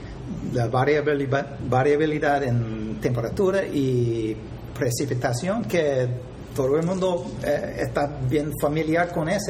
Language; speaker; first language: Spanish; non-native, fluent; English